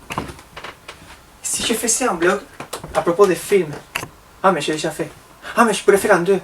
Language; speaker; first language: French; native; French